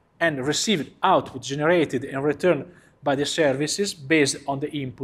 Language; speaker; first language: English; non-native, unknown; Italian